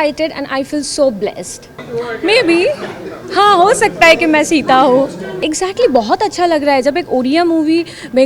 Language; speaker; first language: Hindi; non-native, local second language; Bangla